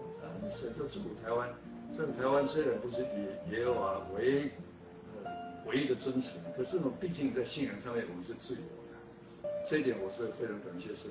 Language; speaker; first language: Chinese; native; Chinese